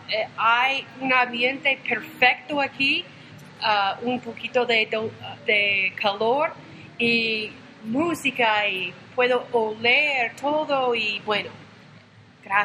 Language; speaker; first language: Spanish; non-native, fluent; English